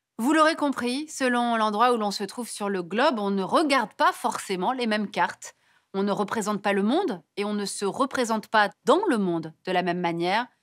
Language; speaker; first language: French; native; French